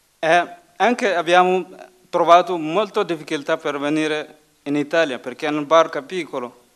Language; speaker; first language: Italian; non-native, learner; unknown